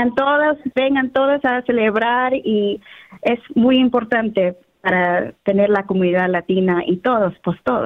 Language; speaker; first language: Spanish; early bilingual, heritage; Spanish